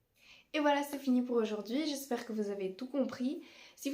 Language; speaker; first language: French; non-native, fluent; Spanish